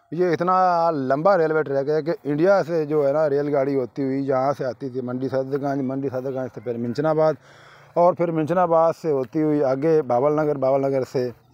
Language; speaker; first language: Urdu; non-native, local second language; Punjabi